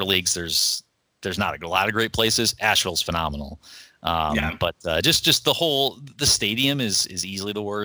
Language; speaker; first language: English; native; English